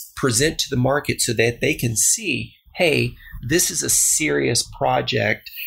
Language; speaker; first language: English; native; English